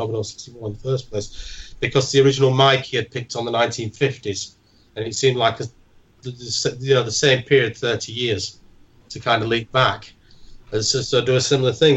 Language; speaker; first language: English; native; English